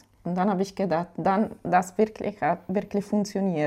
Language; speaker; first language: German; non-native, fluent; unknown